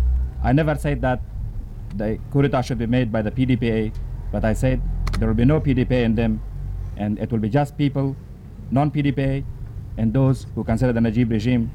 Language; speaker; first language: English; non-native, fluent; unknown